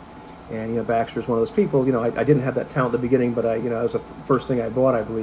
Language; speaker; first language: English; native; English